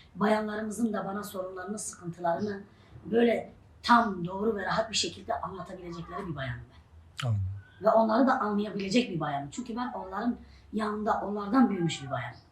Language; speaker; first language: Turkish; non-native, local second language; Arabic